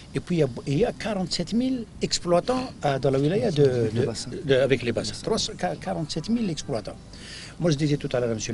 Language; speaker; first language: French; non-native, local second language; Arabic